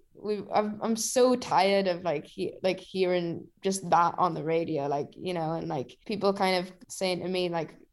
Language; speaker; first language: English; native; English